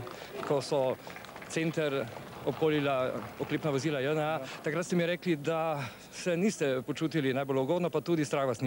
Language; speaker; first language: Slovenian; native; Slovenian